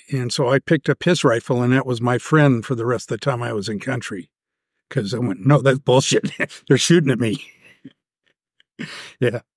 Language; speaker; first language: English; native; English